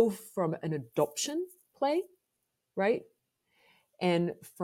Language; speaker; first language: English; non-native, fluent; French